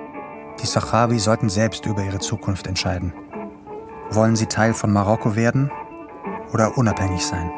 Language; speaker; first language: German; native; German